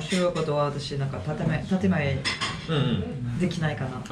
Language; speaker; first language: Japanese; non-native, learner; French